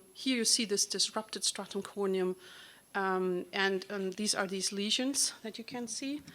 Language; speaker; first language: English; non-native, fluent; German